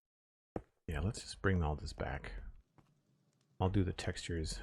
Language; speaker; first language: English; native; English